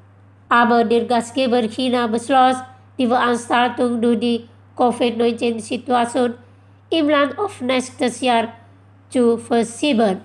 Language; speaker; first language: German; non-native, fluent; Indonesian